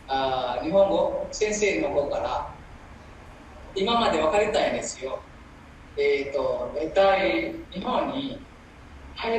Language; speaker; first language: Japanese; non-native, learner; Indonesian